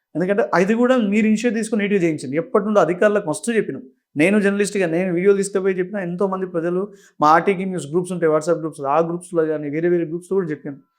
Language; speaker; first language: Telugu; native; Telugu